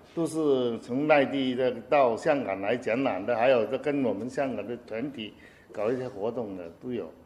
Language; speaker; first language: Chinese; non-native, fluent; Cantonese